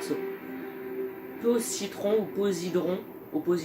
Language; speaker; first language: French; native; French